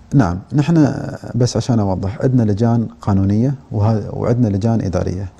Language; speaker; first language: Arabic; native; Arabic